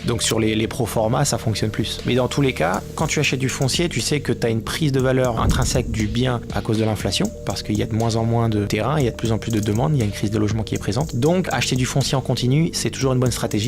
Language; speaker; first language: French; native; French